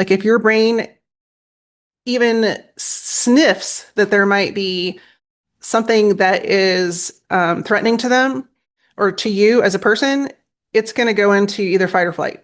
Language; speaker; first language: English; native; English